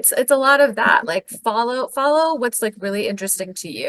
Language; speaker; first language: English; native; English